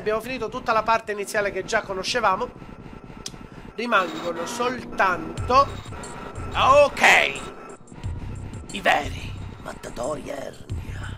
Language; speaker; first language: Italian; native; Italian